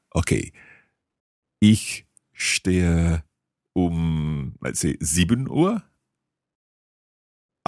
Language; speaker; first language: German; non-native, learner; English